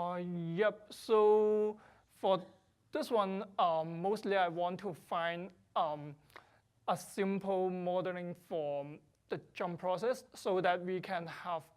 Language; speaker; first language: English; non-native, fluent; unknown